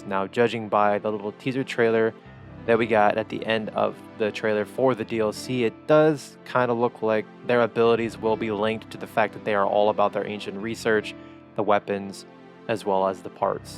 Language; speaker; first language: English; native; English